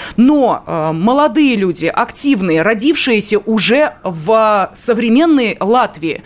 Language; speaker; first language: Russian; native; Russian